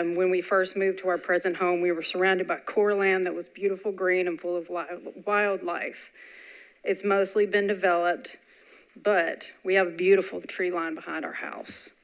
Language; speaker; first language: English; native; English